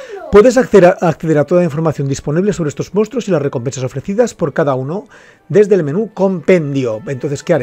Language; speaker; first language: Spanish; native; Spanish